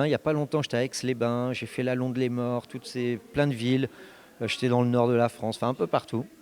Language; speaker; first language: French; native; French